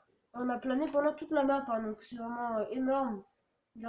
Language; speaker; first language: French; native; French